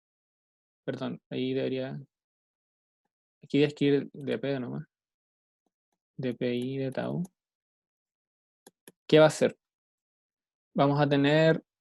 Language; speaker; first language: Spanish; native; Spanish